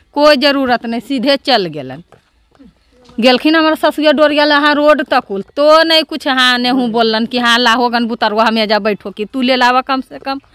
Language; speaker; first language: Hindi; native; Hindi